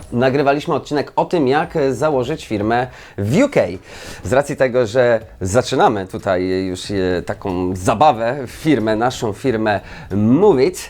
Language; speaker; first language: Polish; native; Polish